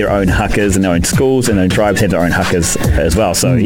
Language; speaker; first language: English; native; English